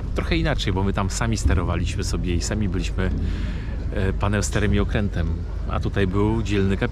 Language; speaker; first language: Polish; native; Polish